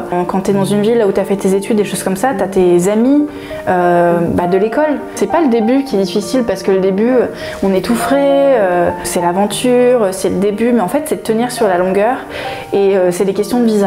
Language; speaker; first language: French; native; French